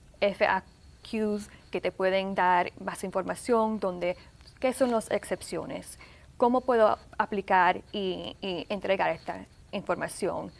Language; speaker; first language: Spanish; early bilingual, heritage; Spanish